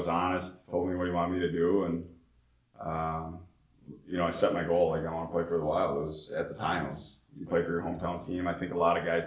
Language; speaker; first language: English; native; English